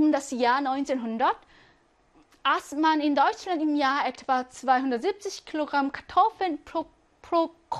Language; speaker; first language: German; non-native, fluent; Korean